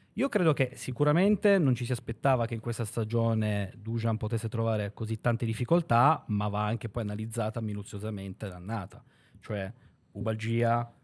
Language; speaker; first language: Italian; native; Italian